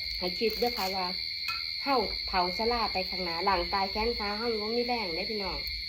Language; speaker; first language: Thai; native; Thai